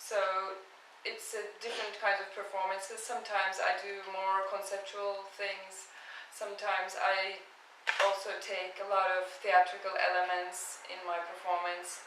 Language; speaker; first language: English; non-native, fluent; Turkish